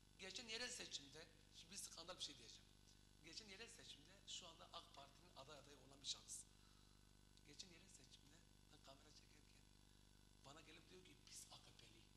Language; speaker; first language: Turkish; non-native, local second language; Kurdish